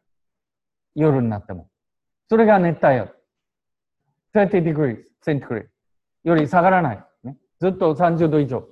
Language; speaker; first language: Japanese; native; Japanese